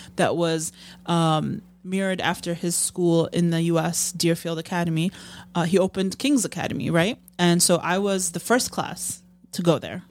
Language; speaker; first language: English; non-native, fluent; Arabic